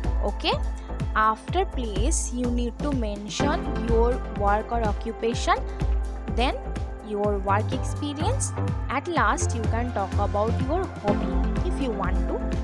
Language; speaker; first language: English; non-native, local second language; Bangla